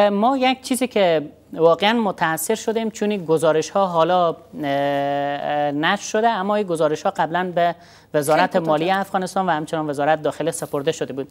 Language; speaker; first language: Persian; native; Persian